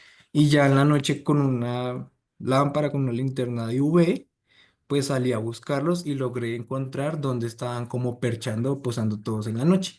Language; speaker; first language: Spanish; native; Spanish